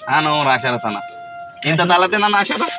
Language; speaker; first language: Arabic; non-native, learner; Bangla